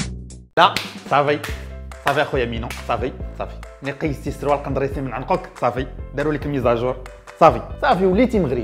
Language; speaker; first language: Arabic; native; Arabic